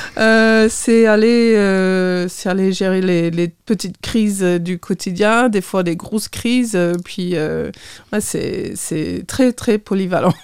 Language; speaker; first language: French; non-native, fluent; English